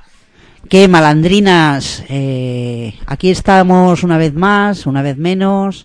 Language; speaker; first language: Spanish; native; Spanish